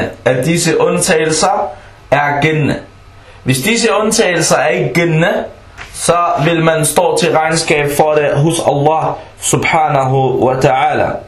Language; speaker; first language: Danish; early bilingual, other home language; Arabic